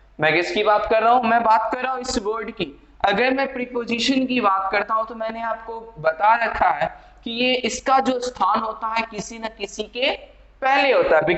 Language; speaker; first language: Hindi; native; Hindi